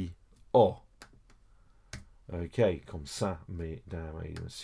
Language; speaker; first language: French; non-native, fluent; English